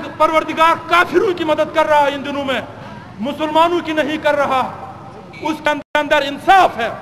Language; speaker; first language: Urdu; non-native, local second language; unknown